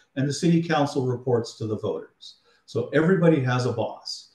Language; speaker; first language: English; native; English